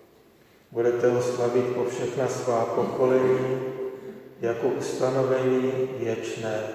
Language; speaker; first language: Czech; native; Czech